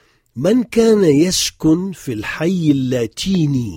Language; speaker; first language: Arabic; non-native, fluent; French